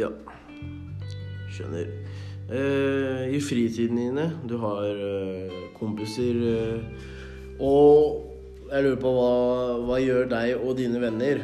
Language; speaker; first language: Norwegian; early bilingual, other home language; Thai